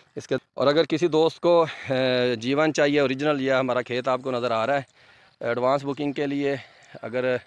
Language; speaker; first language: Urdu; native; Urdu